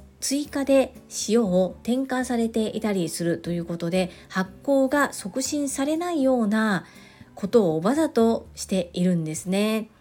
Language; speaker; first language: Japanese; native; Japanese